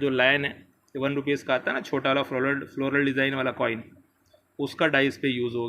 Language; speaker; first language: Hindi; native; Hindi